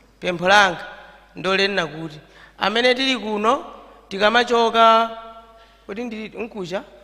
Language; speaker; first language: Nyanja; native; Nyanja